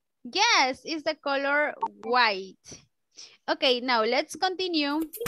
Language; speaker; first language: English; non-native, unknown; Spanish